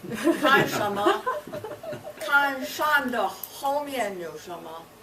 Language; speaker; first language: Chinese; early bilingual, heritage; Chinese